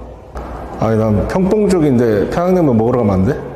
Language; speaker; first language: Korean; native; Korean